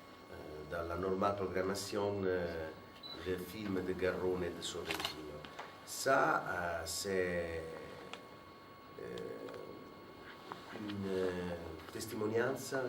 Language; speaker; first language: French; non-native, fluent; Italian